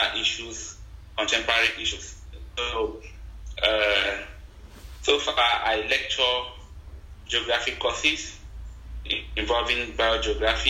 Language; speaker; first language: English; non-native, local second language; Ibibio